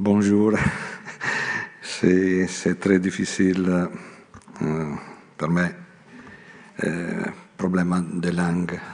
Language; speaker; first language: French; non-native, learner; Italian